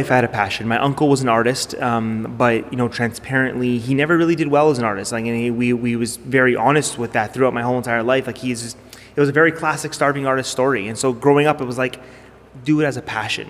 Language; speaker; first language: English; native; English